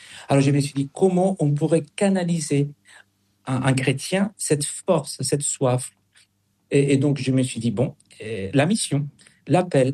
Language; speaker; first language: French; non-native, fluent; Spanish